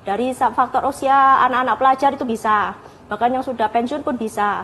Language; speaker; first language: Indonesian; native; Indonesian